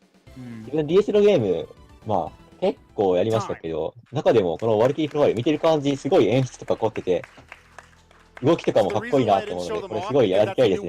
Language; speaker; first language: Japanese; native; Japanese